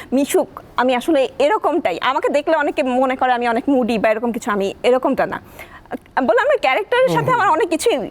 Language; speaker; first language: Bangla; native; Bangla